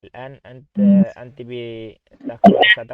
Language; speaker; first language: Arabic; non-native, fluent; Bangla